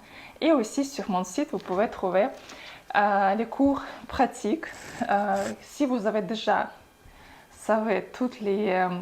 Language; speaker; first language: French; non-native, fluent; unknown